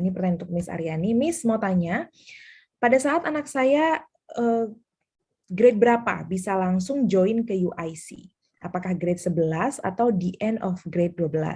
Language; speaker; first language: Indonesian; native; Indonesian